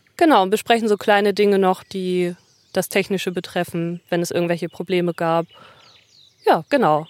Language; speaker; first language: German; native; German